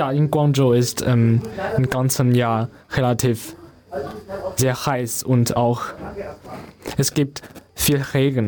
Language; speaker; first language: German; non-native, learner; Chinese